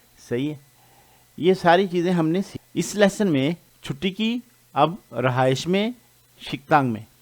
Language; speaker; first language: Urdu; non-native, local second language; Punjabi